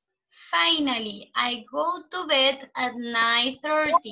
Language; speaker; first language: English; non-native, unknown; Spanish